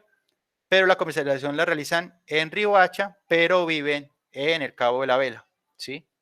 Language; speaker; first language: Spanish; native; Spanish